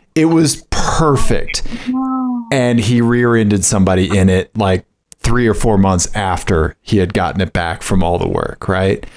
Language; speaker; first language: English; native; English